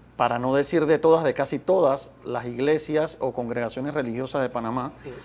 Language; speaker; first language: Spanish; native; Spanish